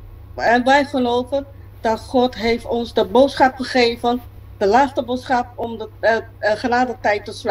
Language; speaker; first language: Dutch; non-native, local second language; Papiamento